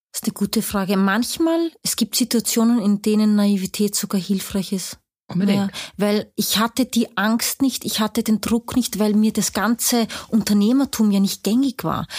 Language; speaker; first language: German; native; German